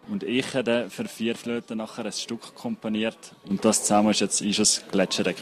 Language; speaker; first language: German; native; German